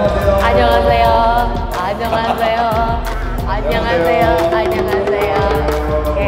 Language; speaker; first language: Indonesian; native; Indonesian